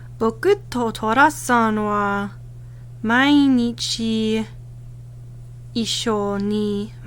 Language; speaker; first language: Japanese; non-native, learner; English